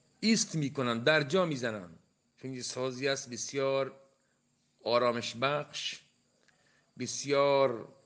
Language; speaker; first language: Persian; non-native, local second language; Baluchi